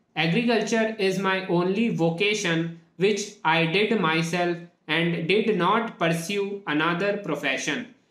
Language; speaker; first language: English; non-native, local second language; Hindi